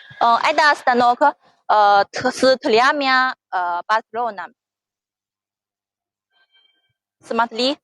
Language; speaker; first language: Russian; non-native, learner; Chinese